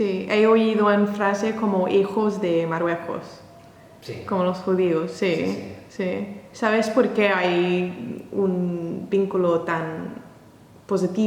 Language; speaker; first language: Spanish; non-native, learner; English